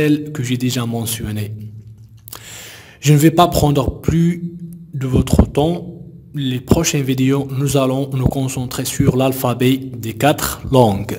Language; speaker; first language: French; non-native, local second language; Arabic